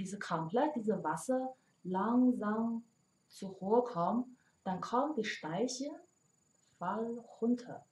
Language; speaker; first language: German; non-native, learner; Chinese